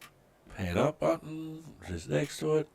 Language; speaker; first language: English; native; English